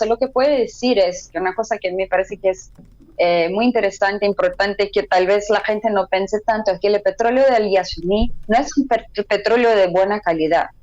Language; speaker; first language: Spanish; non-native, fluent; Portuguese